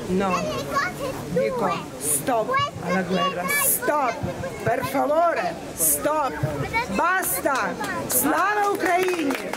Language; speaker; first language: Italian; non-native, fluent; Ukrainian